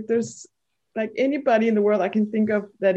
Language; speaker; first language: English; non-native, fluent; Danish